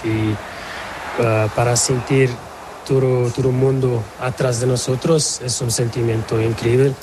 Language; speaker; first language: Spanish; non-native, learner; Portuguese